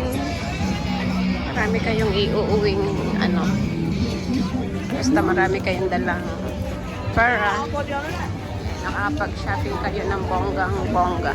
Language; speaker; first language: Filipino; native; Filipino